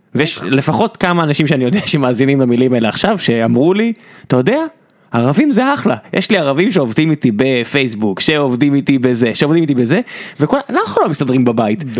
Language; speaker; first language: Hebrew; native; Hebrew